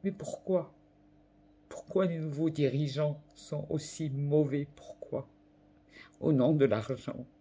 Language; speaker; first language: French; non-native, local second language; Arabic